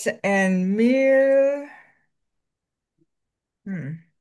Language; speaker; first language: Spanish; non-native, learner; English